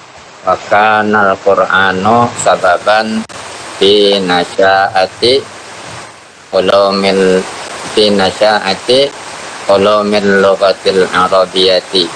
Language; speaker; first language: Arabic; non-native, learner; Indonesian